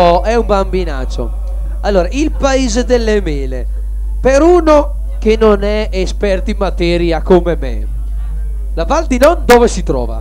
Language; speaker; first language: Italian; native; Italian